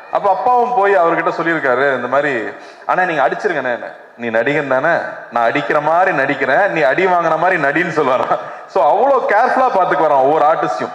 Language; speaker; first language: Tamil; native; Tamil